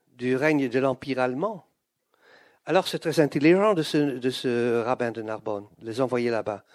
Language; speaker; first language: French; non-native, fluent; Dutch